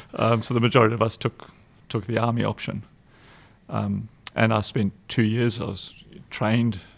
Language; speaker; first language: English; native; English